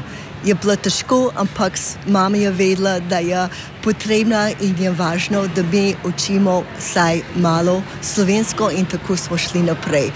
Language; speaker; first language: Slovenian; early bilingual, heritage; English